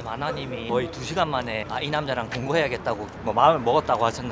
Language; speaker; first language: Korean; native; Korean